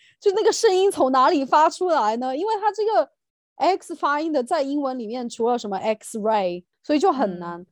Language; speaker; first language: Chinese; native; Chinese